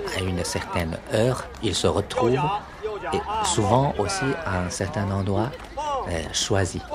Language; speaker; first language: French; non-native, fluent; Chinese